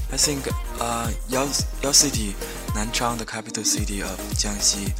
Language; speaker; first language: English; non-native, learner; Chinese